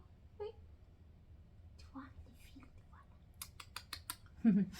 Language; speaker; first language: French; non-native, fluent; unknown